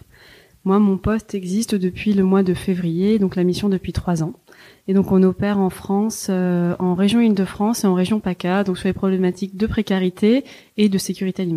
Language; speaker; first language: French; native; French